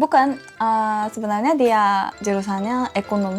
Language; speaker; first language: Indonesian; non-native, fluent; Japanese